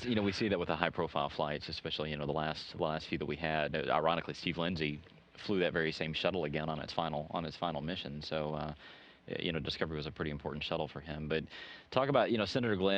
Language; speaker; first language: English; native; English